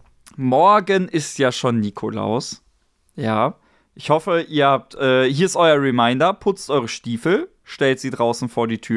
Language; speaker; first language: German; native; German